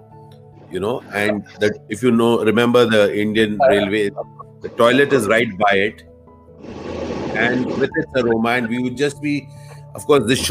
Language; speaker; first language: English; non-native, local second language; Hindi